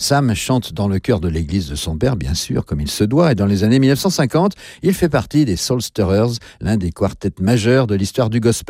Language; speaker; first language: French; native; French